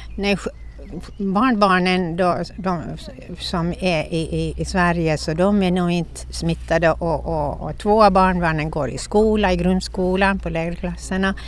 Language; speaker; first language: Swedish; native; Swedish